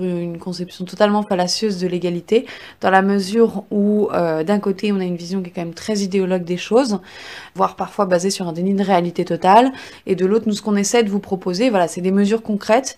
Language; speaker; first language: French; native; French